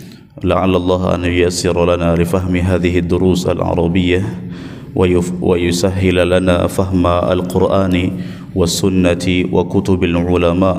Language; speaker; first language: Arabic; non-native, fluent; Indonesian